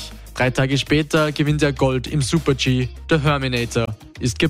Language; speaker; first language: German; native; German